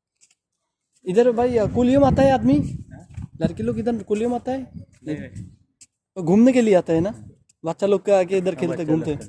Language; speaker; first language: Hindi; non-native, learner; Bangla